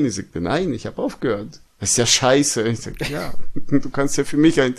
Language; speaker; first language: German; early bilingual, other home language; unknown